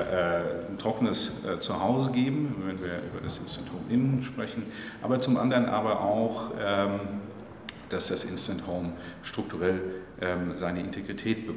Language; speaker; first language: German; native; German